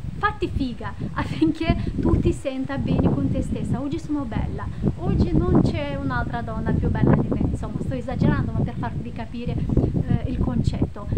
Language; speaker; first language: Italian; non-native, fluent; Romanian